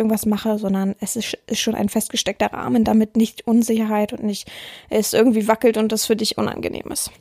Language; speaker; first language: German; native; German